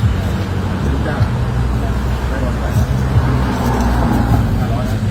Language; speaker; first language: Thai; native; Thai